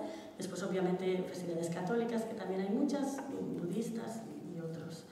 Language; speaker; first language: Spanish; native; Spanish